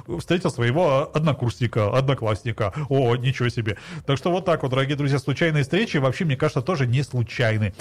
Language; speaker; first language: Russian; non-native, local second language; Tajik